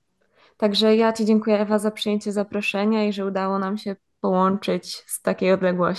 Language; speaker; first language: Polish; native; Polish